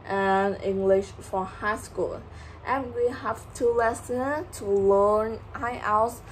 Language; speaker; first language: English; non-native, learner; Vietnamese